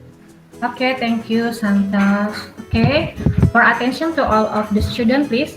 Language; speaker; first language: English; non-native, learner; Indonesian